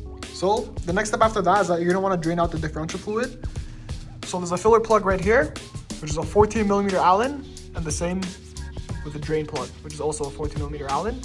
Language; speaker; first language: English; native; English